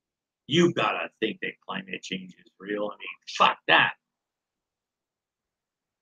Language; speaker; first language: English; native; English